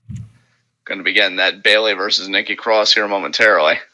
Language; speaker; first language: English; native; English